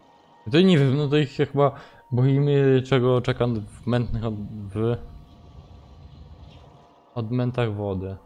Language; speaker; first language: Polish; native; Polish